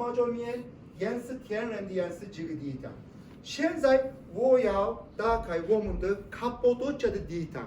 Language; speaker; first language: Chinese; non-native, learner; Turkish